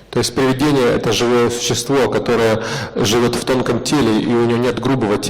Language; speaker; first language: Russian; native; Russian